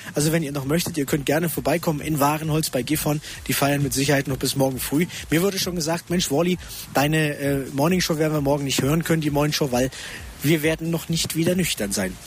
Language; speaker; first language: German; native; German